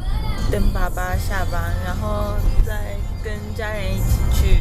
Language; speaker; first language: Chinese; early bilingual, heritage; Chinese